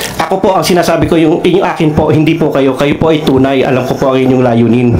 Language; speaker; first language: Filipino; non-native, local second language; Cebuano